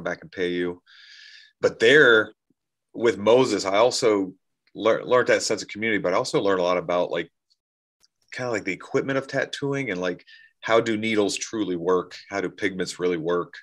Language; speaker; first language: English; native; English